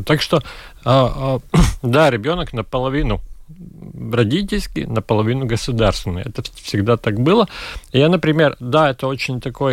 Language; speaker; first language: Russian; non-native, local second language; Latvian